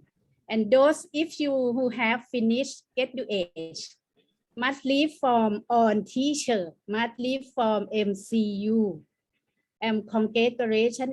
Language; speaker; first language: English; non-native, learner; Thai